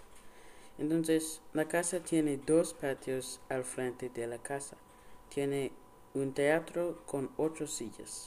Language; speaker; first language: Spanish; non-native, learner; English